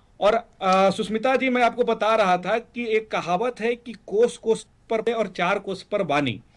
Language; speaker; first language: Hindi; native; Hindi